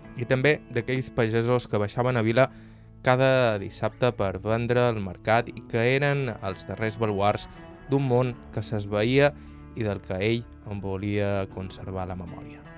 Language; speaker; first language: Catalan; native; Catalan